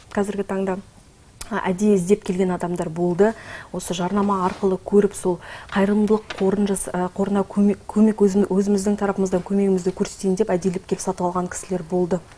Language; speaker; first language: Kazakh; native; Kazakh